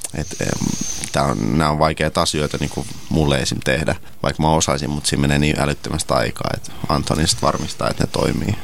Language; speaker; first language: Finnish; early bilingual, other home language; Russian